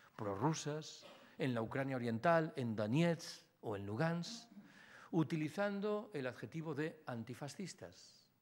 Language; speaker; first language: Spanish; native; Spanish